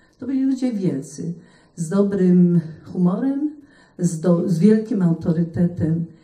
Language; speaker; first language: Polish; native; Polish